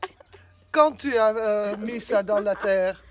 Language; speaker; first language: French; non-native, learner; Dutch